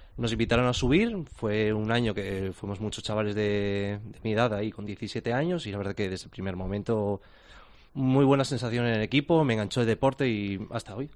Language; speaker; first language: Spanish; native; Spanish